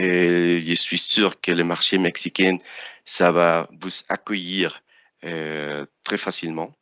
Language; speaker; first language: French; non-native, fluent; Spanish